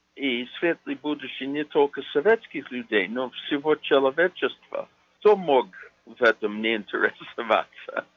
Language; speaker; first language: Russian; non-native, fluent; English